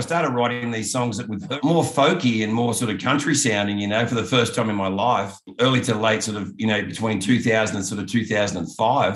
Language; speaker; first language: English; native; English